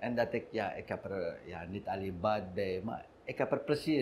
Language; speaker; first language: Dutch; non-native, local second language; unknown